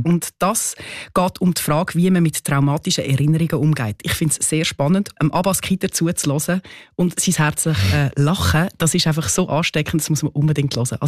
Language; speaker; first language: German; native; German